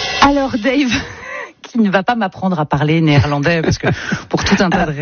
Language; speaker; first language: French; native; French